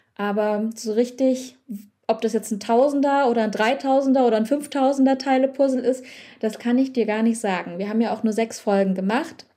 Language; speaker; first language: German; native; German